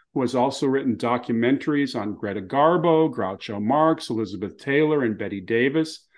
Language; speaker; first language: English; native; English